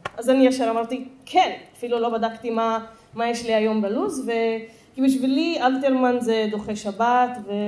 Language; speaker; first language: Hebrew; non-native, local second language; Arabic